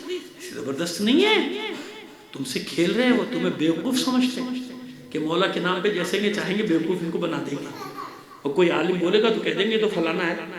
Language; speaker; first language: Urdu; native; Urdu